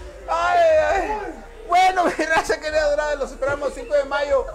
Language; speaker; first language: Spanish; native; Spanish